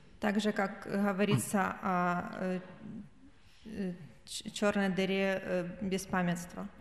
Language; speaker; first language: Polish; non-native, learner; Russian